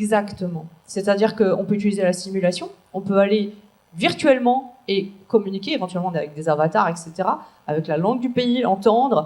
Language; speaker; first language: French; native; French